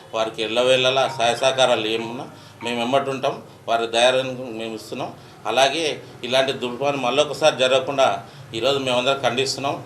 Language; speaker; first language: Telugu; native; Telugu